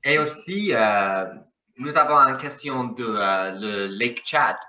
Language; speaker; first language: French; non-native, learner; English